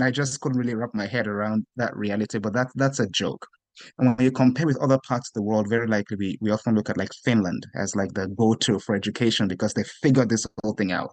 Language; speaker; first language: English; non-native, local second language; Yoruba